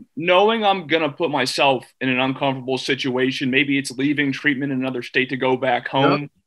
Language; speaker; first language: English; native; English